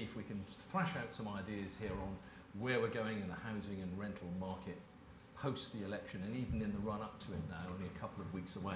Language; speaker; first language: English; native; English